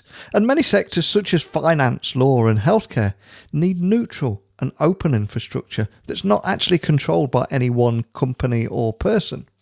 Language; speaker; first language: English; native; English